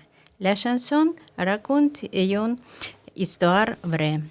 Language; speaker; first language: French; non-native, learner; Russian